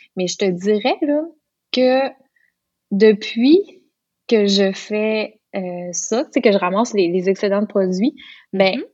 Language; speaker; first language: French; native; French